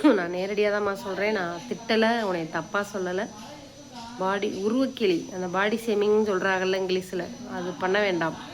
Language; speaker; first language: Tamil; native; Tamil